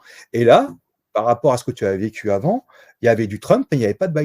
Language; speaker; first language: French; native; French